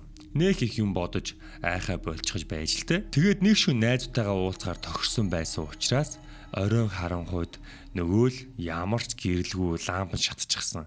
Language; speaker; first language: Mongolian; native; Mongolian